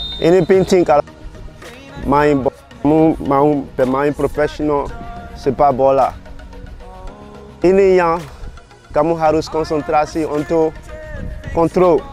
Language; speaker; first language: Indonesian; non-native, fluent; English